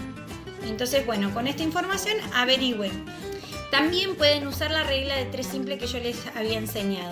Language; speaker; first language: Spanish; native; Spanish